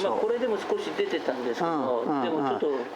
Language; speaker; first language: Japanese; native; Japanese